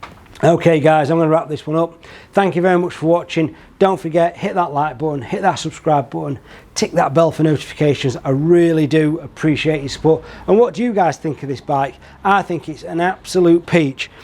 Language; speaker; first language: English; native; English